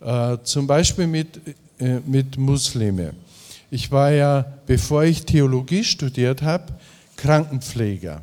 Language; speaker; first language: German; native; German